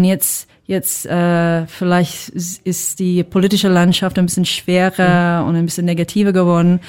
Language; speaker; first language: German; non-native, fluent; English